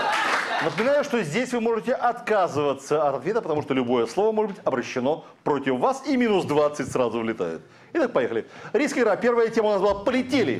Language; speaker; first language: Russian; native; Russian